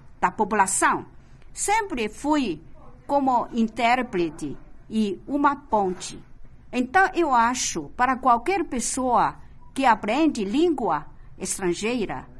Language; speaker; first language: Portuguese; non-native, fluent; Chinese